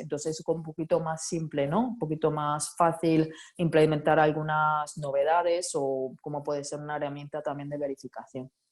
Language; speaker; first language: Spanish; non-native, fluent; Italian